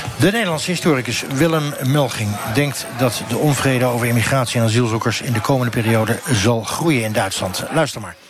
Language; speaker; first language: Dutch; native; Dutch